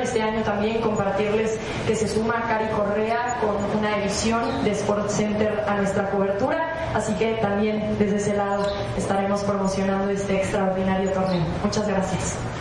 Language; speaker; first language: Spanish; native; Spanish